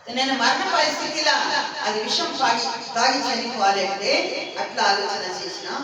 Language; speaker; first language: Telugu; non-native, learner; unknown